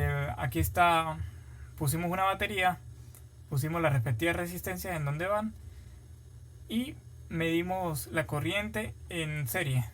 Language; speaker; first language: Spanish; native; Spanish